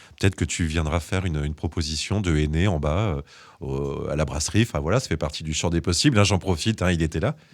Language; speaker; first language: French; native; French